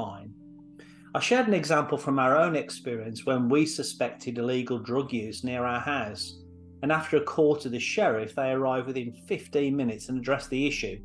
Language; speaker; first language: English; native; English